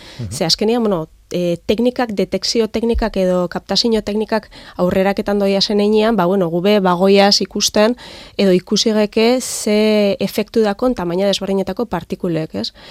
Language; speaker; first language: Basque; native; Basque